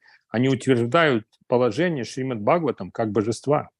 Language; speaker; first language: Russian; native; Russian